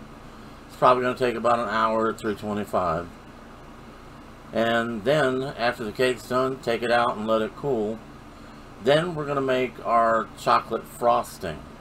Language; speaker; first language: English; native; English